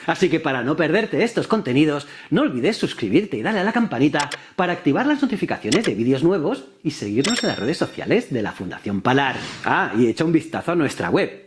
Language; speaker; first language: Spanish; native; Spanish